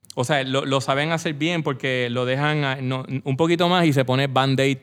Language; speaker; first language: Spanish; native; Spanish